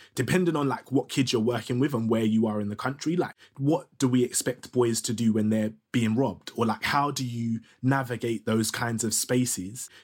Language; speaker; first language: English; native; English